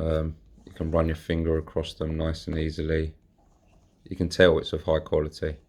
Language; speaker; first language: English; native; English